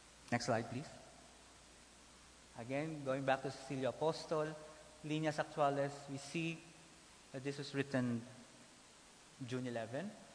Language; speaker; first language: English; non-native, local second language; Filipino